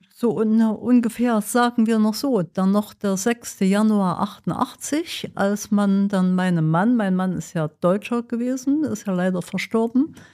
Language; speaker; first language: German; early bilingual, other home language; Italian